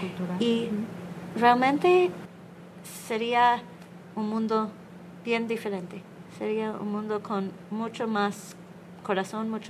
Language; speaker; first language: Spanish; non-native, learner; English